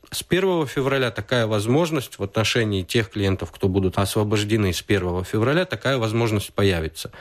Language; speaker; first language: Russian; native; Russian